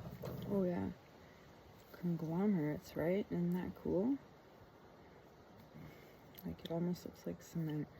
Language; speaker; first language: English; native; English